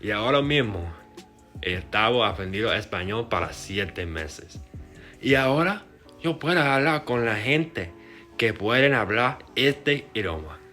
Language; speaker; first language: Spanish; non-native, learner; English